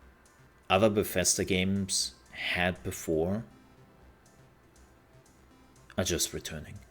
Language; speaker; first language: English; non-native, fluent; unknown